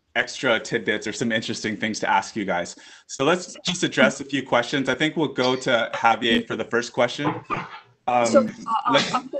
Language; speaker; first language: English; native; English